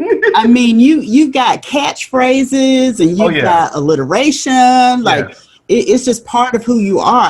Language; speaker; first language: English; native; English